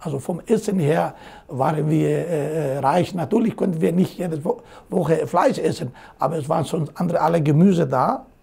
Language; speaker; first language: German; non-native, fluent; Greek